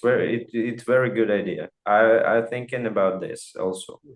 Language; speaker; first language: English; non-native, fluent; Russian